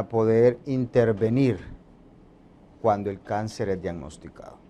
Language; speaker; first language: Spanish; native; Spanish